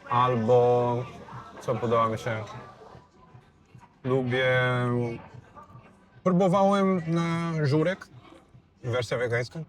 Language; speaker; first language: Polish; non-native, fluent; Portuguese